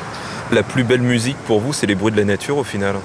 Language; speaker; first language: French; native; French